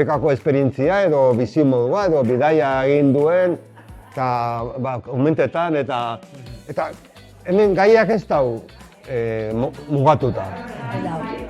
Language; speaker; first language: Basque; non-native, local second language; Spanish